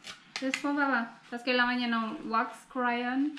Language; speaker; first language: German; non-native, learner; Filipino